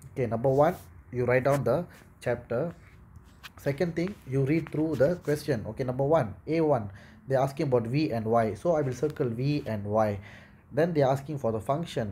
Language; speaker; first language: English; non-native, local second language; Tamil